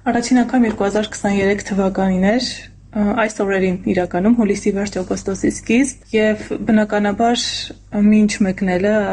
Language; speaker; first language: Armenian; native; Armenian